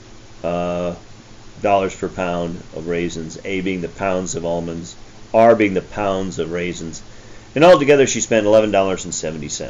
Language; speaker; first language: English; native; English